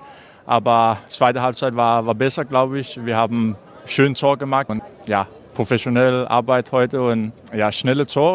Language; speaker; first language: German; non-native, learner; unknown